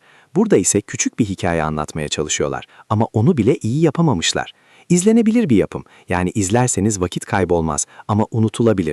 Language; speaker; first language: Turkish; native; Turkish